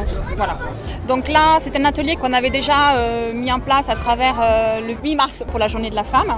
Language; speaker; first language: French; native; French